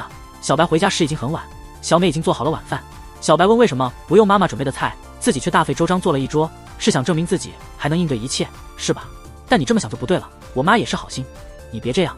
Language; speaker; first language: Chinese; native; Chinese